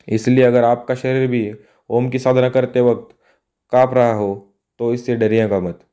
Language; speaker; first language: Hindi; non-native, local second language; Marathi